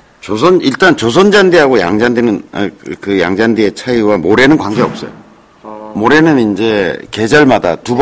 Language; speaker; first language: Korean; native; Korean